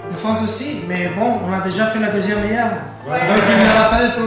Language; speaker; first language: French; non-native, fluent; Italian